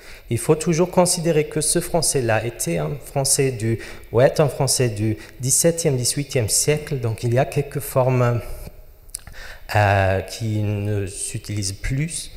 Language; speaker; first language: French; non-native, fluent; German